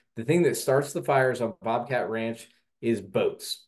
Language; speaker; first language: English; native; English